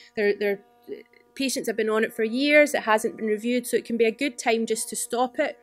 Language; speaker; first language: English; native; English